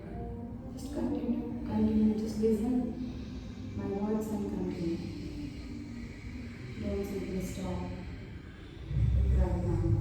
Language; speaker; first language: English; non-native, local second language; Kannada